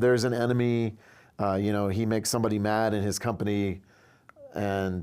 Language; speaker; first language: English; native; English